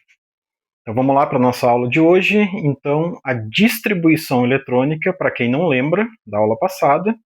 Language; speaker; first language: Portuguese; native; Portuguese